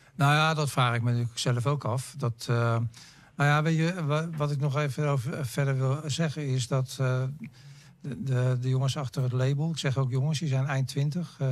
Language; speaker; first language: Dutch; native; Dutch